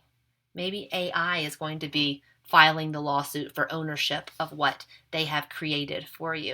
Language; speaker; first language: English; native; English